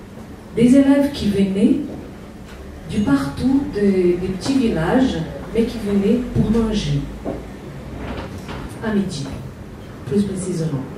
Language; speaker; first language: French; non-native, fluent; Portuguese